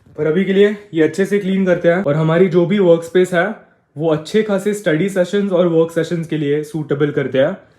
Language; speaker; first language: Hindi; non-native, local second language; Marathi